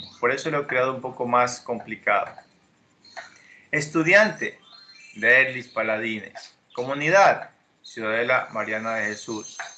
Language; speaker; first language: Spanish; native; Spanish